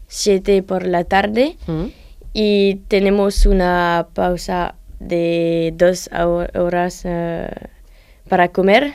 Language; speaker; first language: Spanish; non-native, learner; French